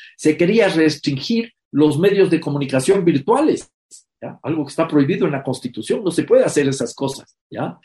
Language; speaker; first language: Spanish; native; Spanish